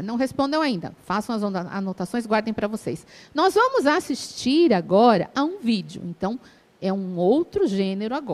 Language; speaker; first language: Portuguese; native; Portuguese